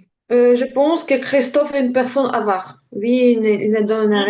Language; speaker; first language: French; non-native, learner; Ukrainian